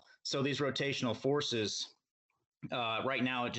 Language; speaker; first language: English; native; English